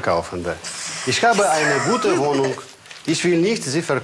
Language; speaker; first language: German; non-native, fluent; Russian